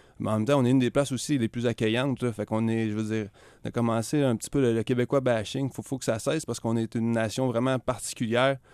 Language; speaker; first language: French; native; French